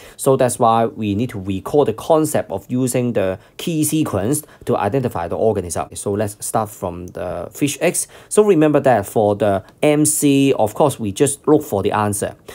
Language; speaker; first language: English; non-native, local second language; Cantonese